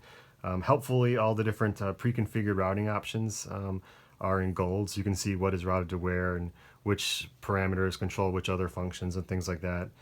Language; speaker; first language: English; native; English